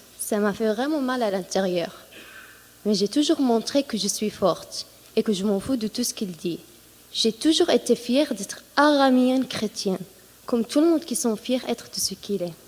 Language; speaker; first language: French; non-native, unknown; Assyrian Neo-Aramaic